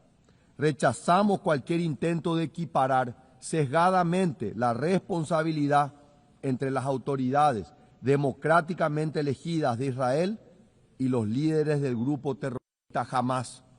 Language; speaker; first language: Spanish; native; Spanish